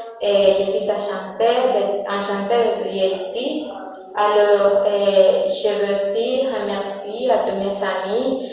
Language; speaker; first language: French; non-native, fluent; Spanish